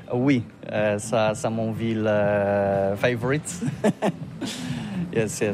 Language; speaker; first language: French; non-native, learner; Polish